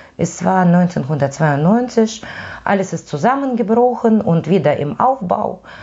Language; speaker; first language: German; non-native, fluent; Russian